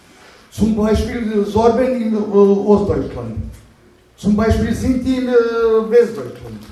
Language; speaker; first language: German; non-native, learner; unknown